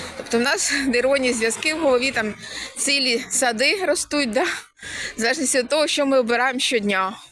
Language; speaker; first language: Ukrainian; native; Ukrainian